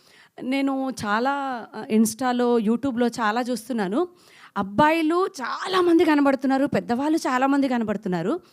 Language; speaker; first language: Telugu; native; Telugu